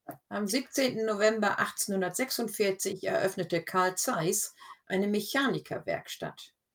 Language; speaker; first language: German; native; German